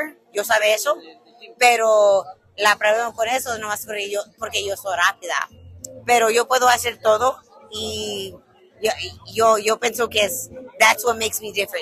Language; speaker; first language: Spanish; non-native, learner; English